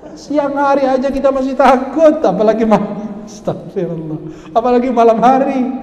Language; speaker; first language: Indonesian; non-native, fluent; Arabic